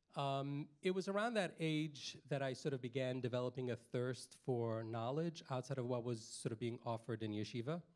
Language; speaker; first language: English; native; English